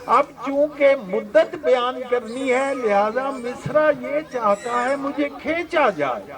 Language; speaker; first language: Urdu; non-native, local second language; Punjabi